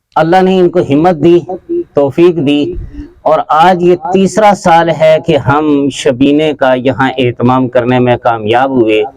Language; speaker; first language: Urdu; native; Urdu